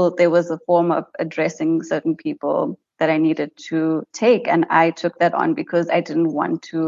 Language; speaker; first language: English; native; English